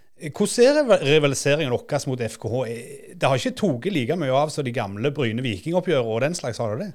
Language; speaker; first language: Norwegian; native; Norwegian